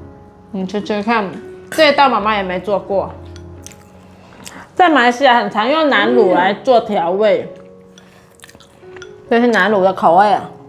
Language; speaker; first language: Chinese; native; Chinese